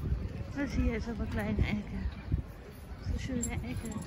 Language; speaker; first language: German; non-native, learner; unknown